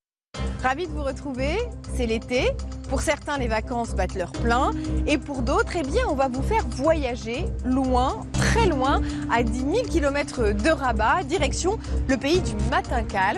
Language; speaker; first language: French; non-native, local second language; Arabic